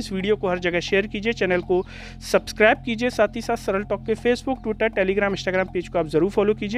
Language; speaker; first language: Hindi; native; Hindi